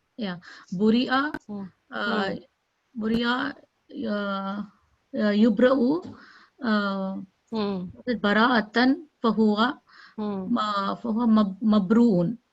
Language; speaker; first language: Arabic; non-native, learner; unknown